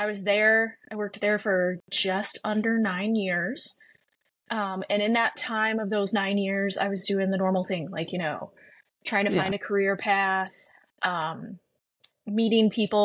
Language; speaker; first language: English; native; English